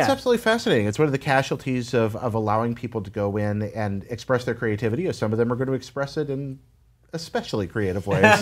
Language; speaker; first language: English; native; English